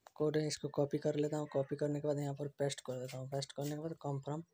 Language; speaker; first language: Hindi; native; Hindi